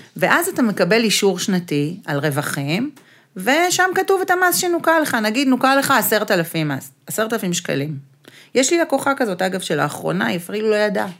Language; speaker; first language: Hebrew; native; Hebrew